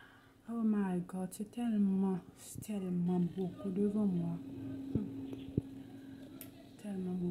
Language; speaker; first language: French; non-native, local second language; Haitian Creole